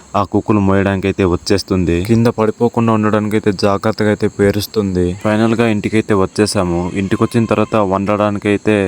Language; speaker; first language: Telugu; non-native, local second language; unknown